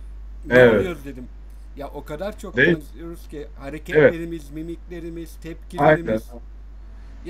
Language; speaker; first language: Turkish; native; Turkish